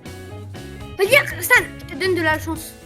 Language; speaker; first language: French; native; French